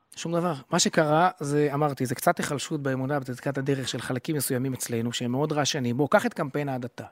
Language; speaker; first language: Hebrew; native; Hebrew